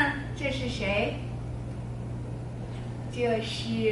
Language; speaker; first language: Chinese; non-native, learner; English